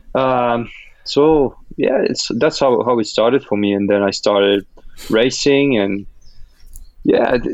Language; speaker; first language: English; non-native, fluent; Russian